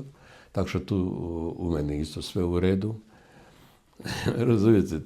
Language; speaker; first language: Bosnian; non-native, fluent; Russian